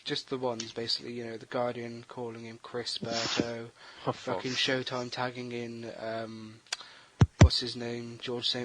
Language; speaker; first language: English; native; English